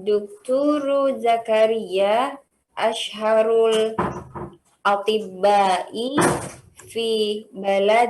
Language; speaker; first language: Arabic; non-native, learner; Indonesian